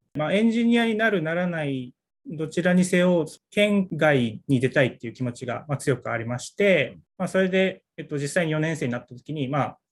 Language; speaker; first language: Japanese; native; Japanese